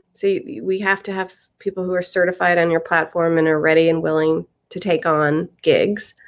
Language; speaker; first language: English; native; English